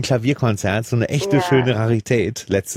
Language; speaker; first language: German; native; German